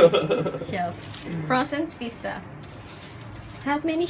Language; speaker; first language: English; non-native, learner; Thai